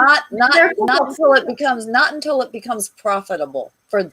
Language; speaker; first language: English; native; English